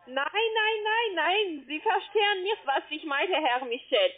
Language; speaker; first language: German; non-native, fluent; French